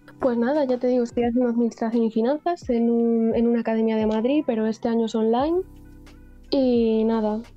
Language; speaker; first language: Spanish; native; Spanish